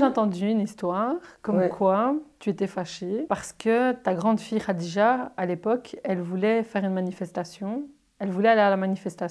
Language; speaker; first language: French; native; French